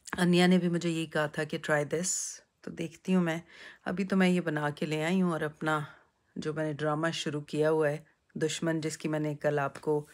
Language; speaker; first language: Urdu; native; Urdu